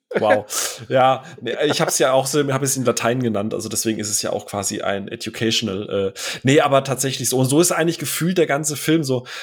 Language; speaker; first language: German; native; German